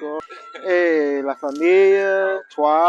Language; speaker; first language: French; non-native, learner; English